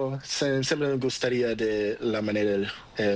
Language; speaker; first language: Spanish; non-native, learner; Portuguese